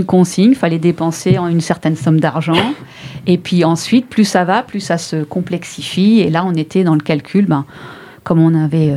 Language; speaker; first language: French; native; French